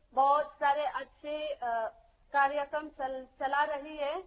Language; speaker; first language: Hindi; non-native, local second language; Manipuri